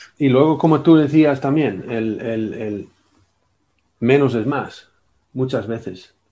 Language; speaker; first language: Spanish; non-native, fluent; Swedish